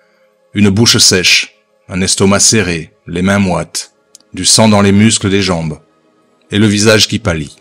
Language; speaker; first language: French; native; French